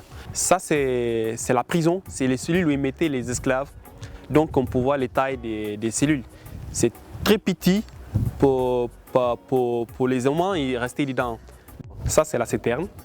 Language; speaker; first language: French; non-native, learner; Kabuverdianu